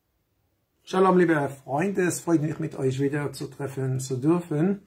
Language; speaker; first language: German; non-native, fluent; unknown